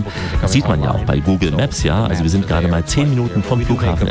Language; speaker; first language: German; native; German